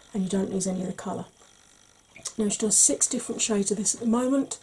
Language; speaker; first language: English; native; English